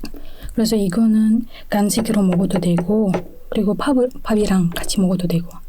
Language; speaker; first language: Korean; non-native, fluent; Indonesian